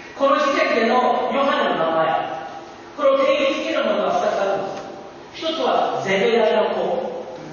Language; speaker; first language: Japanese; early bilingual, heritage; Japanese